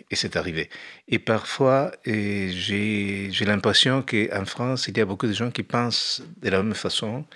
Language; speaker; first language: French; non-native, fluent; Spanish